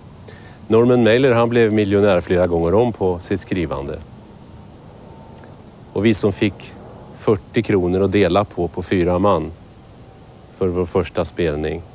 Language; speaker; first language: Swedish; native; Swedish